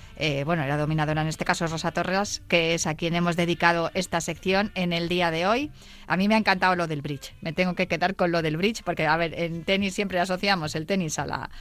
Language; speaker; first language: Spanish; native; Spanish